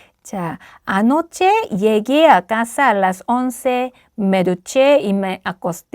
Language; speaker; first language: Spanish; non-native, fluent; Korean